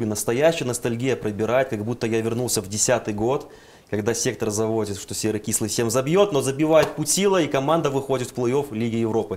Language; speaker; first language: Russian; native; Russian